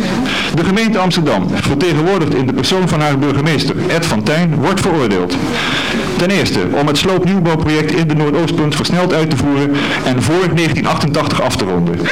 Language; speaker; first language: Dutch; native; Dutch